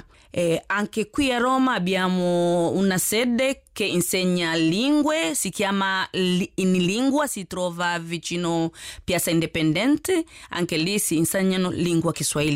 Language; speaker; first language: Italian; non-native, learner; Swahili